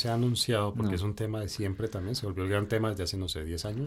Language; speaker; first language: Spanish; native; Spanish